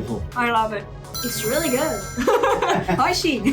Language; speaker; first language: English; non-native, fluent; Czech